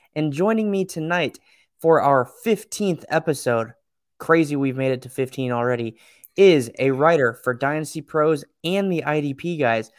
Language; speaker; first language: English; native; English